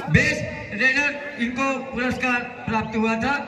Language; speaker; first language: Hindi; non-native, local second language; Marathi